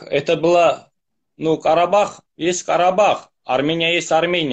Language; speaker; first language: Russian; non-native, fluent; Armenian